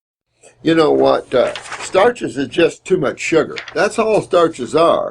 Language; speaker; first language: English; native; English